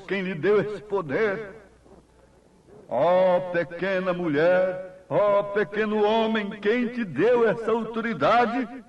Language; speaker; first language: Portuguese; native; Portuguese